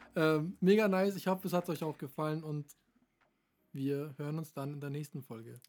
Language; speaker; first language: German; early bilingual, other home language; Turkish